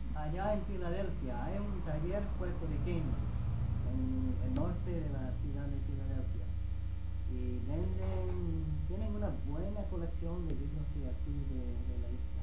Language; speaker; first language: Spanish; non-native, fluent; English